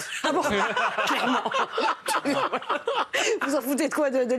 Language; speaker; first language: French; native; French